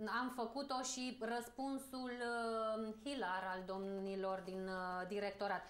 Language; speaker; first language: Romanian; native; Romanian